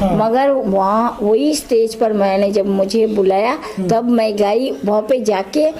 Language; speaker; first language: Hindi; non-native, local second language; Bangla